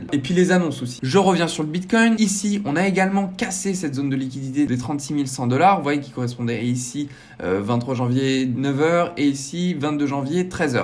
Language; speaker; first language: French; native; French